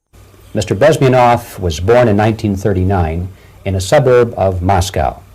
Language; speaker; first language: English; native; English